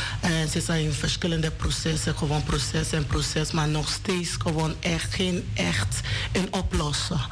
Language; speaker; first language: Dutch; non-native, learner; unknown